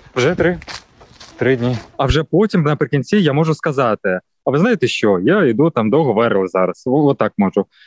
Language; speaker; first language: Ukrainian; non-native, local second language; Russian